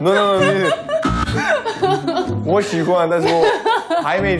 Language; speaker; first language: Chinese; non-native, learner; Korean